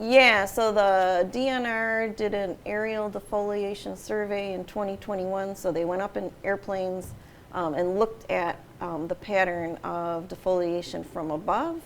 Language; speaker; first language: English; native; English